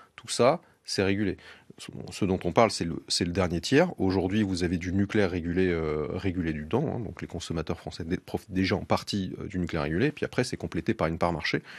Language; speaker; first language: French; native; French